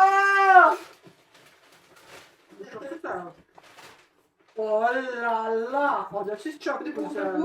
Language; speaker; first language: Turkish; non-native, learner; Bosnian